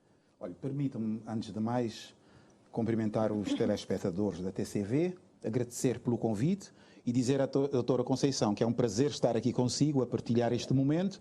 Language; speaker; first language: Portuguese; non-native, local second language; Kabuverdianu